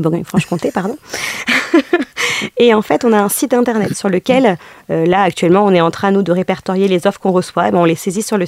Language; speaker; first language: French; native; French